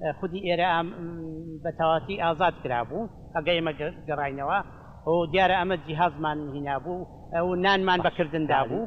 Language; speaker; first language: Central Kurdish; native; Central Kurdish